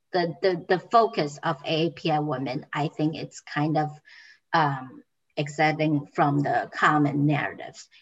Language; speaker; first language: English; non-native, fluent; Chinese